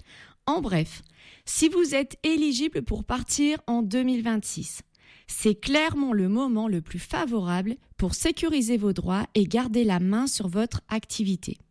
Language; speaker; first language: French; native; French